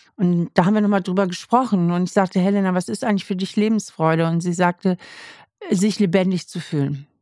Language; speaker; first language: German; native; German